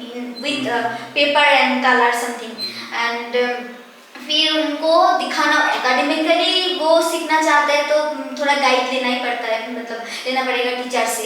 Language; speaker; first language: Hindi; non-native, local second language; Bangla